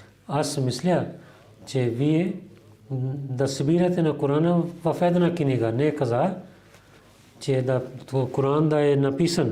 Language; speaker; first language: Bulgarian; non-native, learner; Urdu